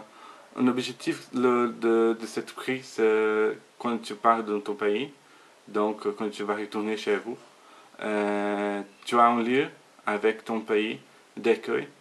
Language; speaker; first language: French; non-native, learner; Portuguese